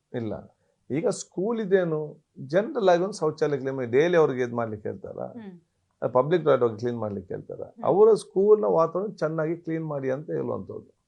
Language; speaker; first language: Kannada; non-native, local second language; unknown